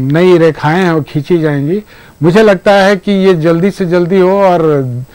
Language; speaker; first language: Hindi; native; Hindi